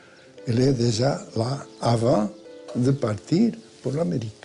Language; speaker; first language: French; non-native, fluent; Portuguese